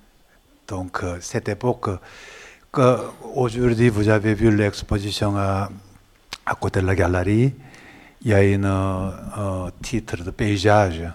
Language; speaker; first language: French; non-native, learner; Korean